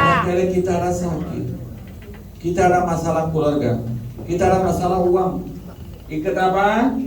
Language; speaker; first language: Indonesian; non-native, learner; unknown